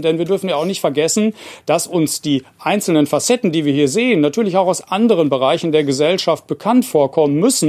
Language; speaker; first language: German; native; German